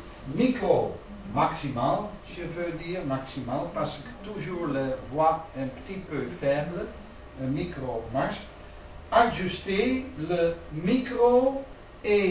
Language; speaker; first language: French; non-native, learner; Dutch